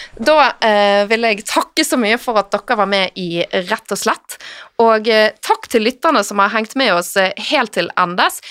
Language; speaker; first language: Norwegian; native; Norwegian